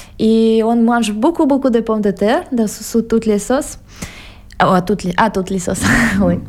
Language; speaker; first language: French; non-native, fluent; Russian